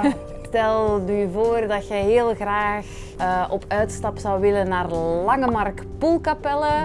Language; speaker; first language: Dutch; native; Dutch